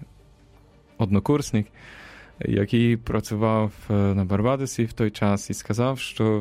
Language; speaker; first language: Ukrainian; non-native, fluent; Polish